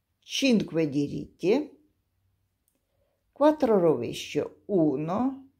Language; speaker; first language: Italian; non-native, learner; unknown